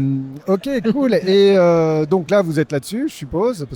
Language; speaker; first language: French; native; French